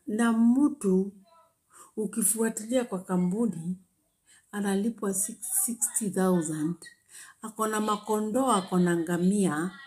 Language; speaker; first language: Swahili; native; Swahili